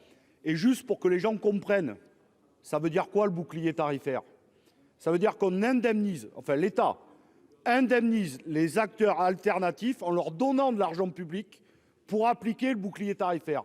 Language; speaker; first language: French; native; French